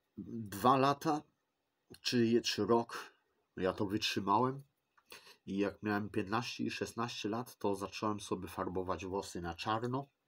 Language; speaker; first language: Polish; early bilingual, heritage; Polish